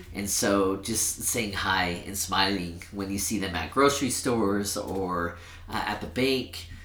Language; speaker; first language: English; early bilingual, other home language; Spanish